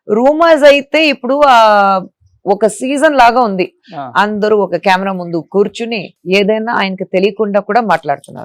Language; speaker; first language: Telugu; non-native, fluent; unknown